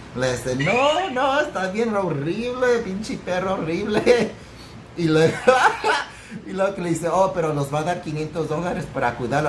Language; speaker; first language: Spanish; early bilingual, other home language; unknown